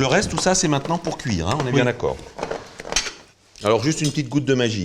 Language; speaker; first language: French; native; French